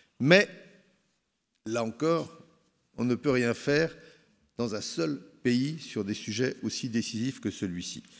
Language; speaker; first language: French; native; French